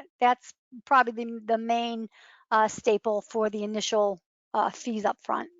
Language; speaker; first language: English; native; English